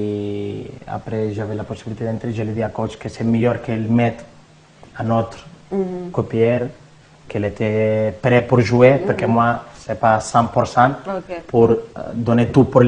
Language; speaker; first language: French; non-native, learner; Spanish